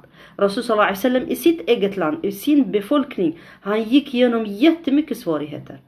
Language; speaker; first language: Swedish; non-native, fluent; Arabic